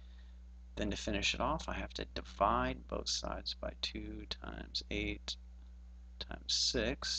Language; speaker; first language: English; native; English